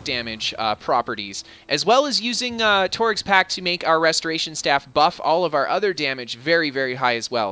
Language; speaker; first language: English; native; English